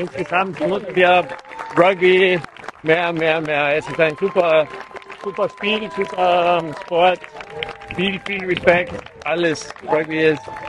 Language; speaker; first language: German; non-native, learner; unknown